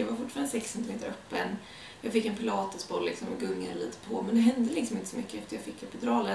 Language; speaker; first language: Swedish; native; Swedish